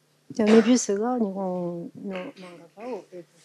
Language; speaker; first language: Japanese; non-native, fluent; French